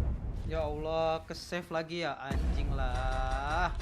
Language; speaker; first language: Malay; non-native, local second language; Sundanese